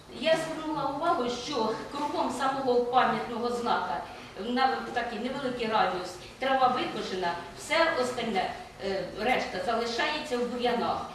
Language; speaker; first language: Ukrainian; native; Ukrainian